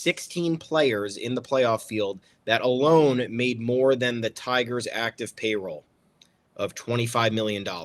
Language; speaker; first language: English; native; English